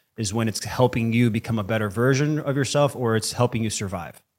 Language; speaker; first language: English; early bilingual, other home language; Portuguese